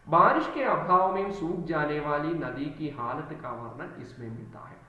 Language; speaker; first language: Hindi; non-native, local second language; Malayalam